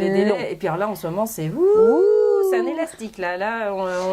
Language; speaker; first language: French; native; French